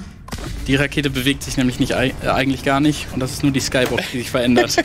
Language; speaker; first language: German; native; German